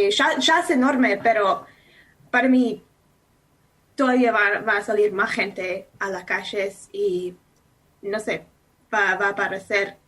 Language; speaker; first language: Spanish; non-native, fluent; English